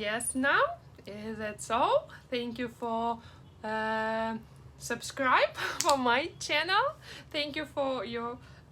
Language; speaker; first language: English; non-native, learner; Russian